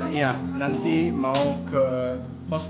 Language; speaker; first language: Indonesian; non-native, learner; Danish